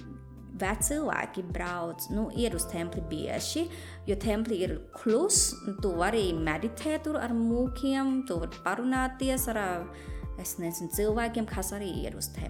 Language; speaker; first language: Latvian; non-native, fluent; Thai